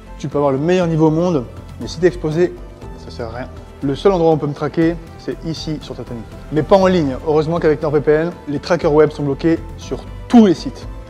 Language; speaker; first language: French; native; French